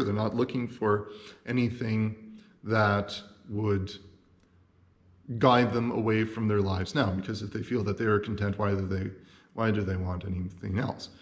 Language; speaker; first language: English; native; English